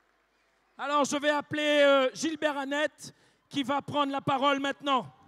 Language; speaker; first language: French; native; French